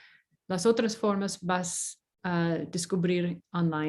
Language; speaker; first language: Spanish; non-native, fluent; English